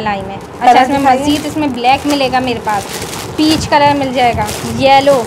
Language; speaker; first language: Urdu; native; Urdu